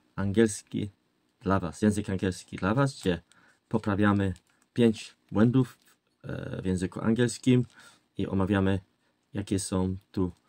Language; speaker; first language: Polish; non-native, fluent; English